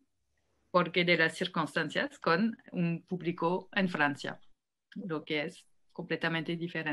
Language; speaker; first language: Spanish; non-native, fluent; French